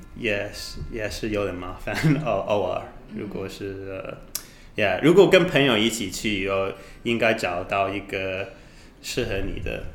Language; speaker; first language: Chinese; non-native, learner; English